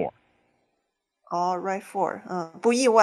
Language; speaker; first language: Chinese; native; Chinese